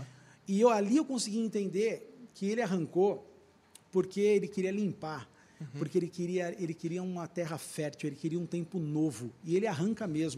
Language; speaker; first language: Portuguese; native; Portuguese